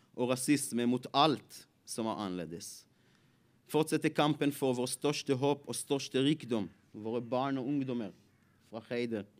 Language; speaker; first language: Norwegian; non-native, fluent; Hebrew